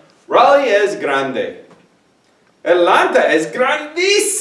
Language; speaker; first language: Spanish; non-native, fluent; English